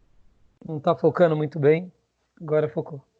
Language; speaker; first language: Portuguese; native; Portuguese